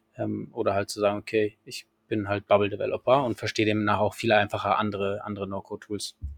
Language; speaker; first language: German; non-native, fluent; Spanish